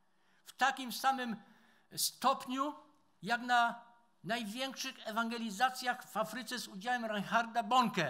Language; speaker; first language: Polish; native; Polish